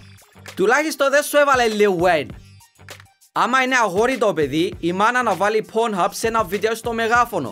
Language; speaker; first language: Greek; native; Greek